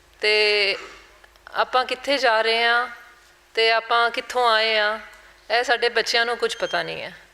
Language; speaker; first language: Punjabi; non-native, local second language; Hindi